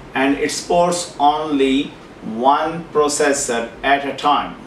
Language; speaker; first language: English; non-native, local second language; Urdu